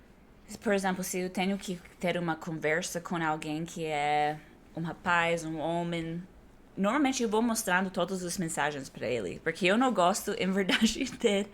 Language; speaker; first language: Portuguese; non-native, fluent; English